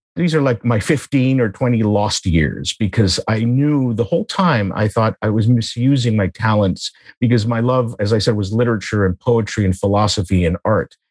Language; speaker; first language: English; native; English